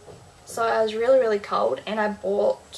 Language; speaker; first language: English; native; English